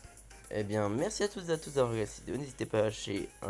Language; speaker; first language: French; native; French